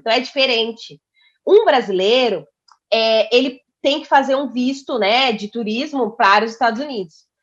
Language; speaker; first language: Portuguese; native; Portuguese